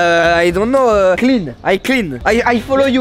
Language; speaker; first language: English; non-native, learner; French